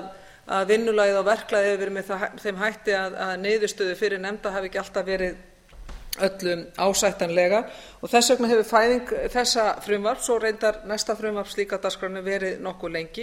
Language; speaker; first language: Icelandic; native; Icelandic